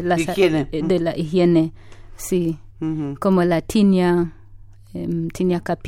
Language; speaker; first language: Spanish; non-native, fluent; Ganda